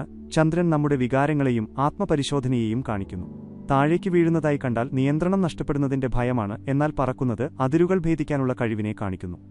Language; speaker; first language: Malayalam; native; Malayalam